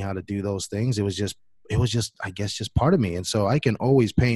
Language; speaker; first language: English; non-native, fluent; Samoan